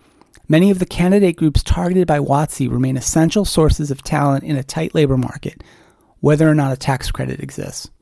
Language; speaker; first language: English; native; English